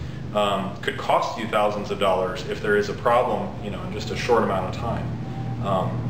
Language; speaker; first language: English; native; English